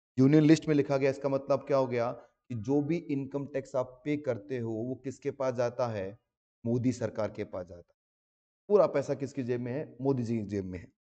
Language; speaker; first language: Hindi; native; Hindi